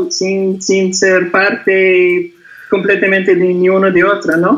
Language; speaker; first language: Spanish; non-native, fluent; English